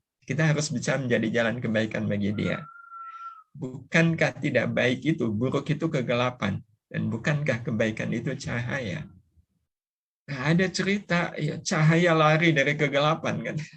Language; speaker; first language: Indonesian; native; Indonesian